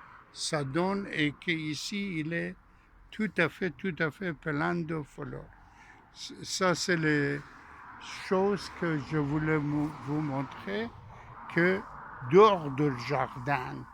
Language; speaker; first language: French; non-native, fluent; Persian